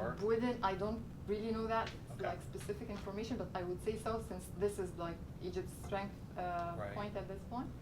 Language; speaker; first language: English; non-native, local second language; Arabic